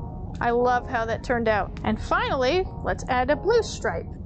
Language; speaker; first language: English; native; English